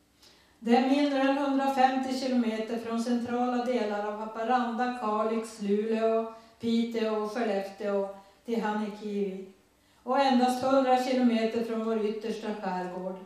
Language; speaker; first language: Swedish; native; Swedish